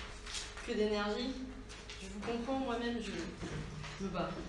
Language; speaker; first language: French; native; French